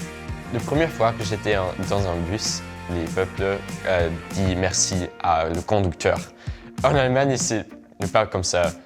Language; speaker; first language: French; non-native, learner; German